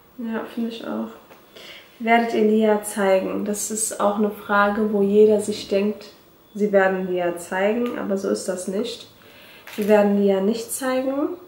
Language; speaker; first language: German; early bilingual, other home language; Turkish